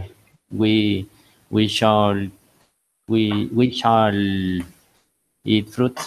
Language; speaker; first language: English; non-native, learner; Spanish